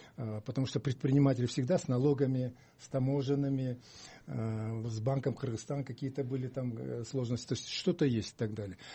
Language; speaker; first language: Russian; non-native, local second language; Kyrgyz